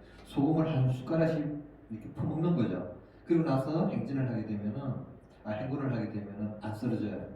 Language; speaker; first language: Korean; native; Korean